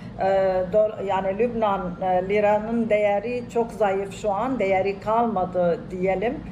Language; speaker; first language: Turkish; non-native, fluent; Arabic